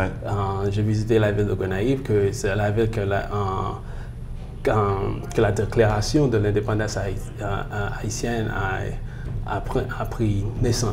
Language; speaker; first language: French; early bilingual, heritage; French